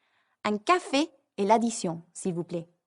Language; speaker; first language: French; non-native, fluent; English